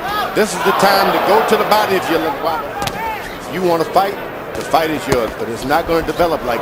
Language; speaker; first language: English; native; English